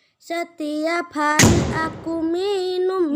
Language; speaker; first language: Indonesian; non-native, local second language; Sundanese